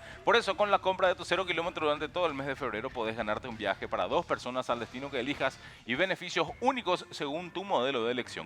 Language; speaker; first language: Spanish; native; Spanish